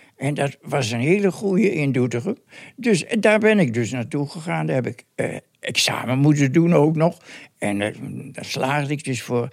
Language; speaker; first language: Dutch; native; Dutch